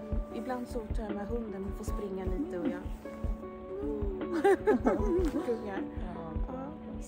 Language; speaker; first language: Swedish; early bilingual, other home language; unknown